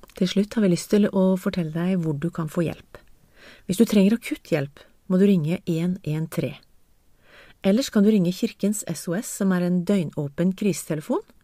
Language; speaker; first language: Norwegian; native; Norwegian